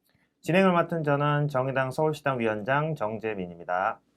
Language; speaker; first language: Korean; native; Korean